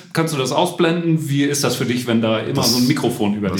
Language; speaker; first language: German; native; German